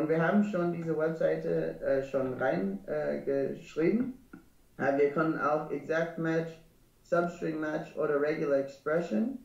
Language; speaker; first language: German; non-native, learner; English